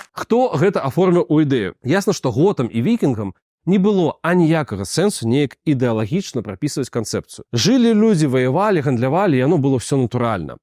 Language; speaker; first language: Belarusian; non-native, local second language; Russian